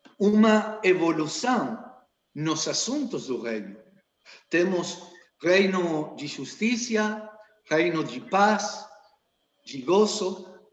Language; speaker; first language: Portuguese; non-native, learner; Spanish